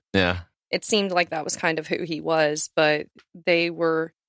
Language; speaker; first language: English; native; English